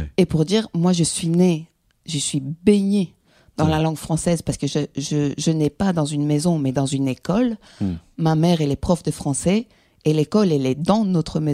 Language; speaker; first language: French; non-native, fluent; Greek